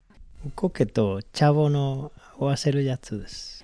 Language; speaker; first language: Japanese; non-native, learner; Spanish